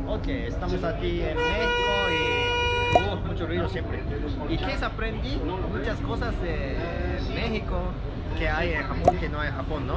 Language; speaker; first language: Spanish; non-native, learner; Japanese